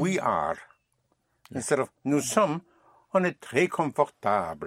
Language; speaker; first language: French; non-native, fluent; English